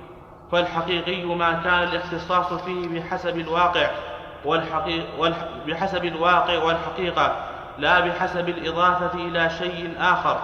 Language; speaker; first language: Arabic; native; Arabic